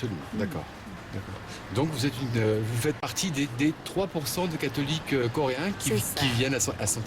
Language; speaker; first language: French; native; French